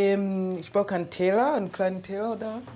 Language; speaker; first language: German; non-native, learner; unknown